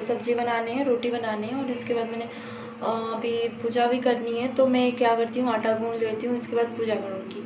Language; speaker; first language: Hindi; native; Hindi